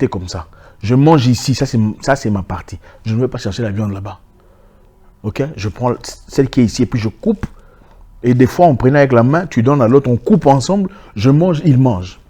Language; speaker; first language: French; native; French